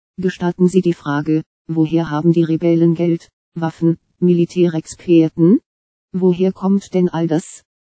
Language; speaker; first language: German; native; German